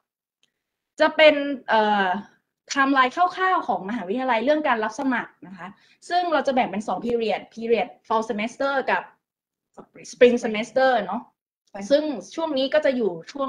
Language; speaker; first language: Thai; native; Thai